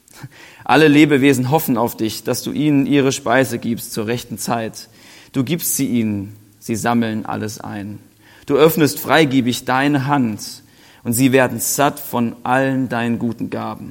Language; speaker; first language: German; native; German